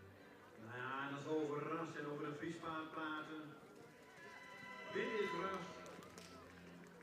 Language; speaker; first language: Dutch; native; Dutch